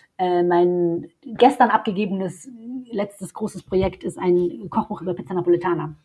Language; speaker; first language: German; native; German